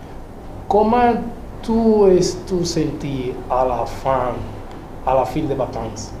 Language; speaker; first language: French; non-native, learner; Spanish